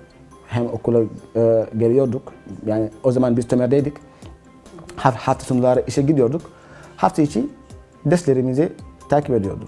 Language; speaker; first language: Turkish; non-native, fluent; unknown